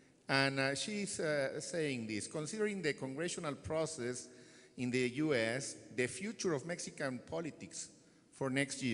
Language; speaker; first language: English; non-native, fluent; Spanish